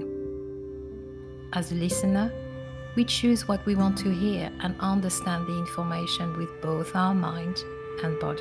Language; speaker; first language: English; non-native, fluent; French